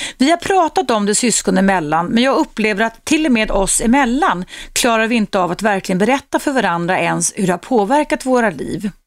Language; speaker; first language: Swedish; native; Swedish